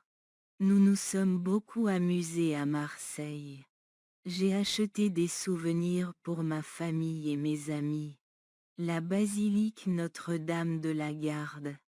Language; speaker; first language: French; non-native, learner; Bangla